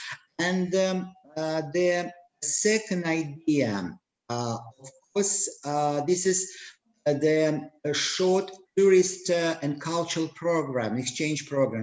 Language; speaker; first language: English; non-native, learner; Russian